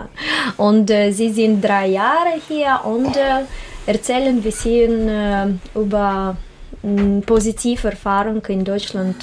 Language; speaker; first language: German; non-native, learner; Russian